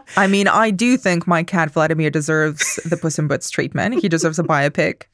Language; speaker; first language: English; non-native, fluent; Spanish